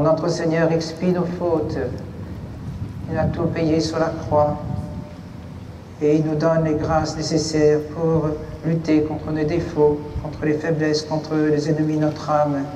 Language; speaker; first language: French; native; French